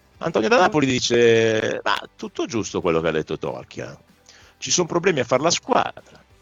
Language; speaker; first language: Italian; native; Italian